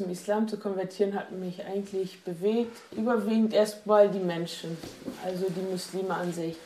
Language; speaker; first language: German; native; German